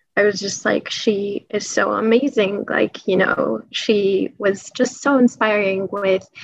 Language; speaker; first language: English; early bilingual, other home language; Persian